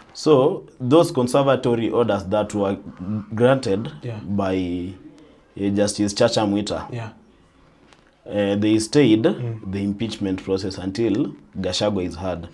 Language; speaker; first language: English; non-native, local second language; Swahili